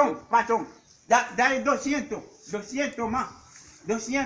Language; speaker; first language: Spanish; non-native, learner; Haitian Creole